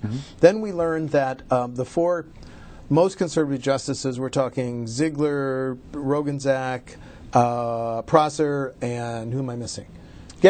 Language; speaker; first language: English; native; English